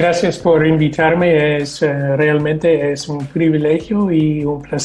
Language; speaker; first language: Spanish; non-native, fluent; English